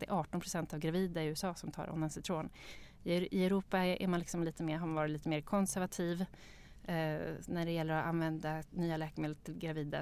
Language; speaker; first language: Swedish; native; Swedish